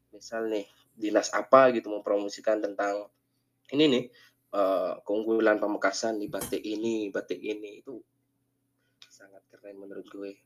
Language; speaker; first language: Indonesian; non-native, local second language; Madurese